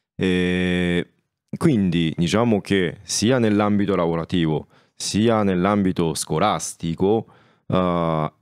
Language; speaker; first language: Italian; non-native, fluent; Japanese